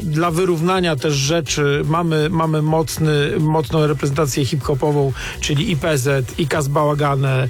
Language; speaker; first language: Polish; native; Polish